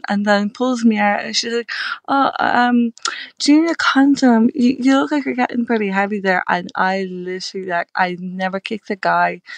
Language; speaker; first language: English; native; English